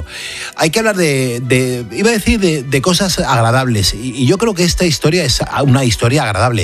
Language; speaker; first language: Spanish; native; Spanish